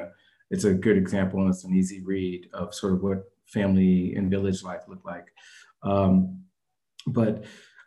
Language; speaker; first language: English; native; English